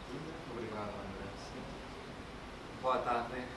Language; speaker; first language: Portuguese; non-native, learner; Spanish